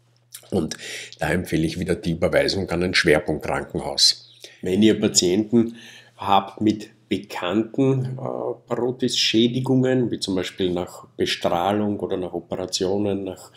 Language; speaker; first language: German; native; German